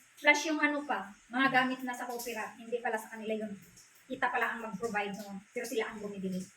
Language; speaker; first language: Filipino; non-native, local second language; Cebuano